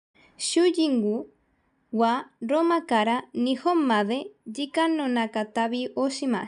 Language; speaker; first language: Japanese; non-native, learner; Galician